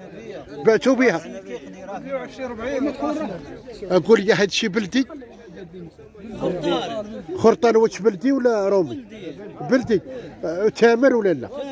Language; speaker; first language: Arabic; native; Arabic